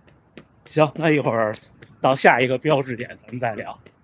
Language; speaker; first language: Chinese; native; Chinese